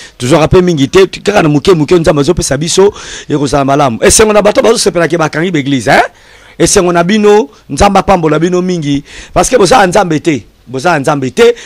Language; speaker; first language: Lingala; native; Lingala